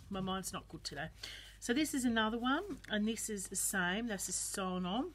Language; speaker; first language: English; native; English